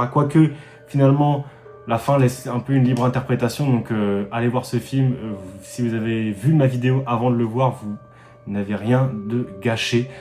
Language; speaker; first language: French; native; French